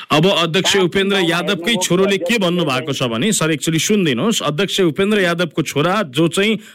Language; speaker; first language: Nepali; native; Nepali